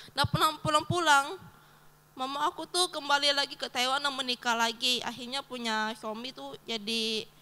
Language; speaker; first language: Indonesian; early bilingual, other home language; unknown